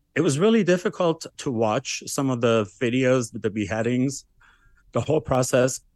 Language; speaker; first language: English; early bilingual, other home language; Armenian